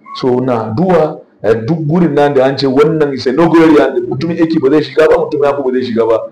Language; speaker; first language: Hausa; non-native, local second language; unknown